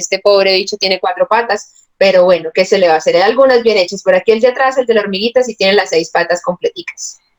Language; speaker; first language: Spanish; native; Spanish